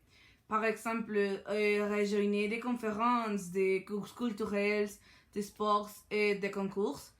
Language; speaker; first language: French; non-native, learner; Spanish